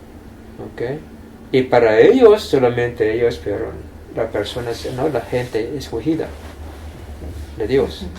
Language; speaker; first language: Spanish; non-native, fluent; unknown